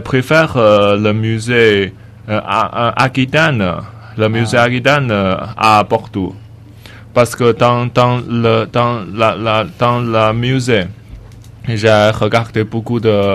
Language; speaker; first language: French; non-native, learner; Chinese